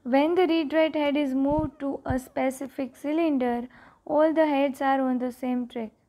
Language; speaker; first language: English; non-native, local second language; Gujarati